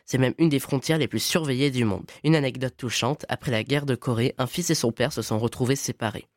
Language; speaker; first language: French; native; French